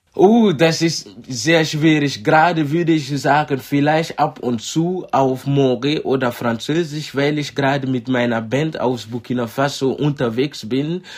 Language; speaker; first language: German; non-native, fluent; Mossi